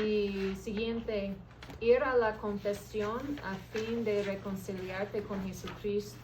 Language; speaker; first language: Spanish; early bilingual, heritage; English